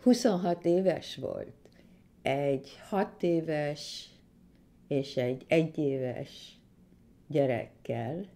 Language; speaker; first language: Hungarian; early bilingual, heritage; Hungarian